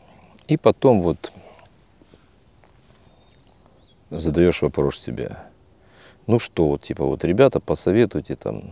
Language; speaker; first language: Russian; native; Russian